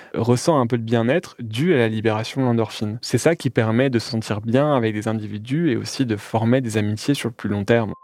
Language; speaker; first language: French; native; French